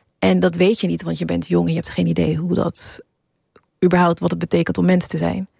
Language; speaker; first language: Dutch; early bilingual, other home language; English